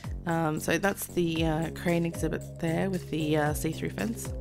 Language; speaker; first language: English; native; English